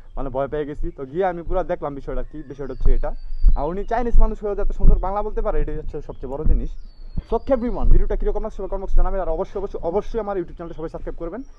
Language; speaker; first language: Bangla; native; Bangla